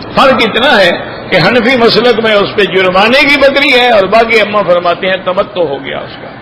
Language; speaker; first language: Urdu; native; Urdu